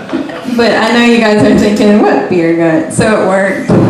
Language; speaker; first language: English; native; English